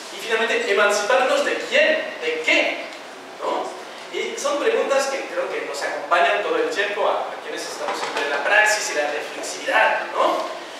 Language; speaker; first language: Spanish; non-native, fluent; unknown